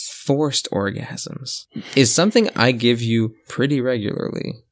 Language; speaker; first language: English; non-native, fluent; French